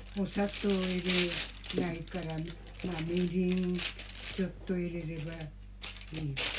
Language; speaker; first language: Japanese; native; Japanese